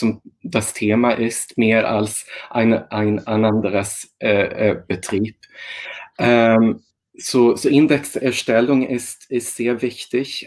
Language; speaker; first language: German; non-native, fluent; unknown